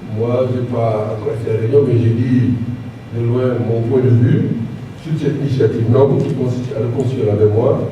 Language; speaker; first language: French; non-native, local second language; Wolof